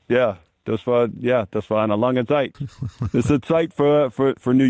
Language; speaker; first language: German; non-native, fluent; English